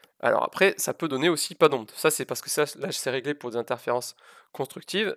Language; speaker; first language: French; native; French